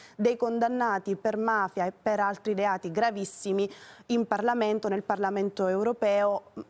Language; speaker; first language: Italian; native; Italian